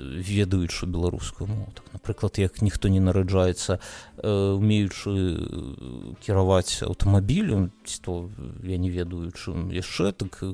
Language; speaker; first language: Belarusian; non-native, local second language; Russian